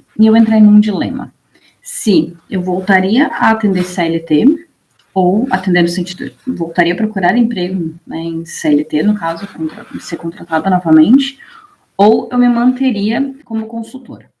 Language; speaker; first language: Portuguese; native; Portuguese